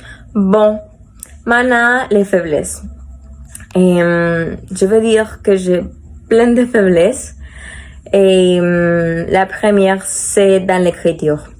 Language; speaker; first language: French; non-native, learner; Spanish